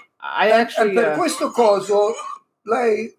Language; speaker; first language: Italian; non-native, learner; English